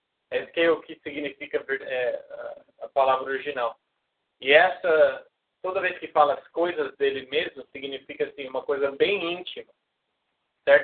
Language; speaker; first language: Portuguese; native; Portuguese